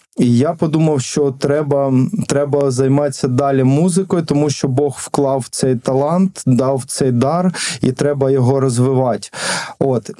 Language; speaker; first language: Ukrainian; non-native, local second language; Russian